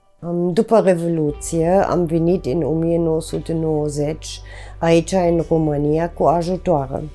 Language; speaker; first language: Romanian; non-native, fluent; German